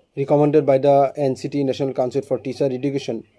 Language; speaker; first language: English; non-native, local second language; Assamese